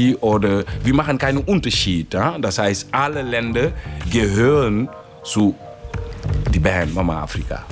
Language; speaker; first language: German; non-native, fluent; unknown